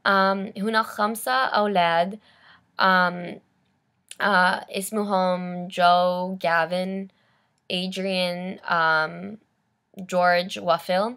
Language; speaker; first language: Arabic; non-native, learner; English